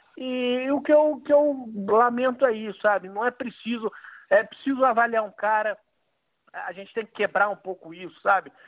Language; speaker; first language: Portuguese; native; Portuguese